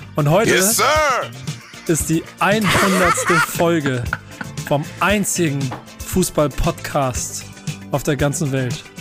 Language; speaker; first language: German; native; German